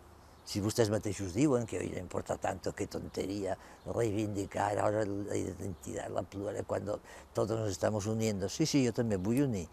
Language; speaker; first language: Catalan; native; Catalan